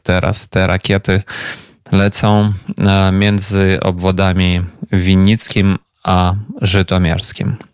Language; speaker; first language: Polish; non-native, fluent; Ukrainian